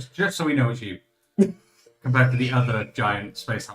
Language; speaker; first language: English; native; English